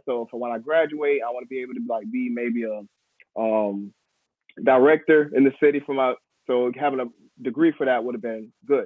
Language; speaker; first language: English; native; English